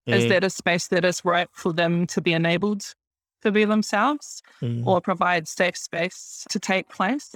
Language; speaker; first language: English; native; English